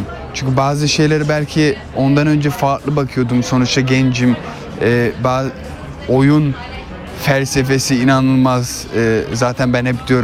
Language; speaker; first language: Turkish; early bilingual, heritage; Turkish